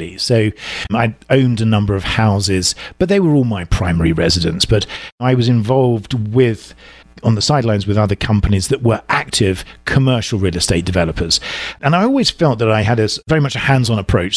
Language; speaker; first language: English; native; English